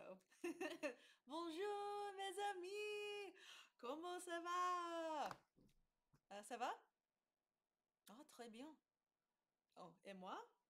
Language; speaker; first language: French; non-native, learner; English